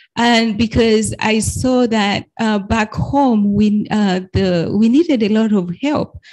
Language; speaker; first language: English; non-native, fluent; Arabic